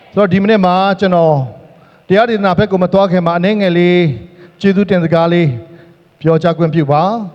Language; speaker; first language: Burmese; non-native, local second language; Hakha Chin